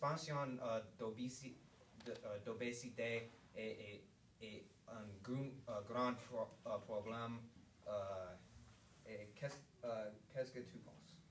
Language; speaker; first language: French; non-native, learner; English